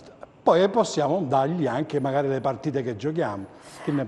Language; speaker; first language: Italian; native; Italian